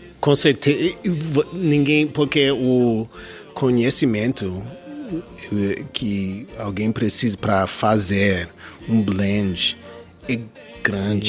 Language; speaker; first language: Portuguese; non-native, learner; English